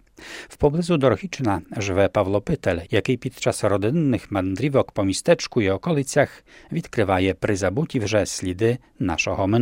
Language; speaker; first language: Ukrainian; native; Ukrainian